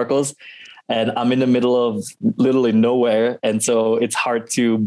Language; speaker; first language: English; non-native, fluent; Czech